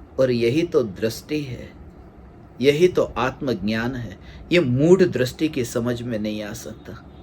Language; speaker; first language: Hindi; non-native, local second language; Gujarati